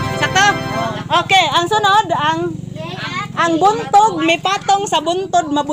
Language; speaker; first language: Cebuano; native; Cebuano